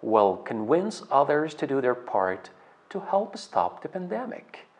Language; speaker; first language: English; non-native, fluent; Persian